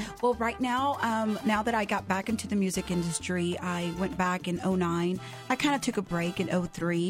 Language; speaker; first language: English; early bilingual, other home language; Spanish